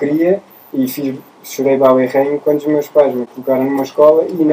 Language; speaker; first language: Portuguese; native; Portuguese